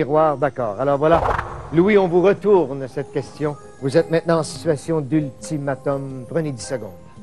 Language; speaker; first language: French; native; French